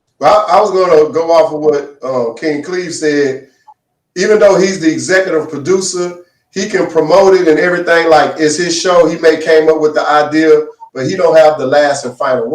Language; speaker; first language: English; native; English